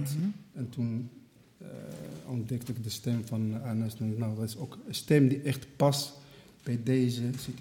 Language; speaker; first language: Dutch; non-native, fluent; Arabic